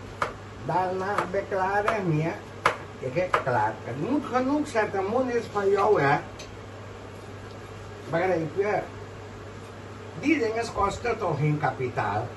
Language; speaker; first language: Dutch; non-native, local second language; Caribbean Hindustani